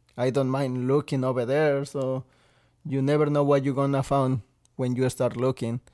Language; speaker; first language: English; non-native, learner; Spanish